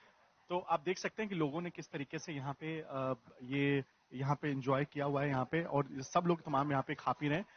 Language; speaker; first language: Hindi; native; Hindi